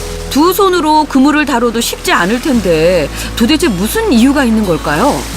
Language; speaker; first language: Korean; native; Korean